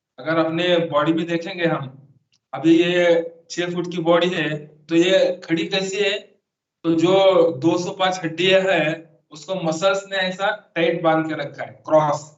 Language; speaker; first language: Hindi; non-native, local second language; Marathi